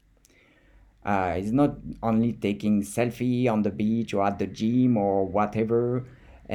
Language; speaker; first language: English; non-native, fluent; French